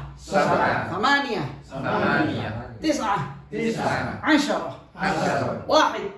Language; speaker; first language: Arabic; non-native, fluent; Indonesian